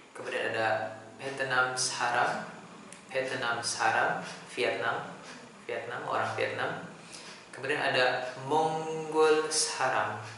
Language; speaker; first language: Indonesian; native; Indonesian